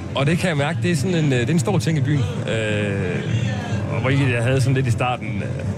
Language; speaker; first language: Danish; native; Danish